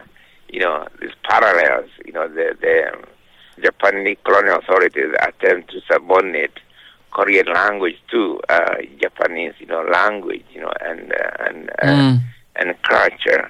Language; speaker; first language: English; non-native, local second language; Kikuyu